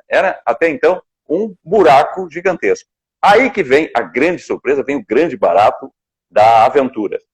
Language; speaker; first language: Portuguese; native; Portuguese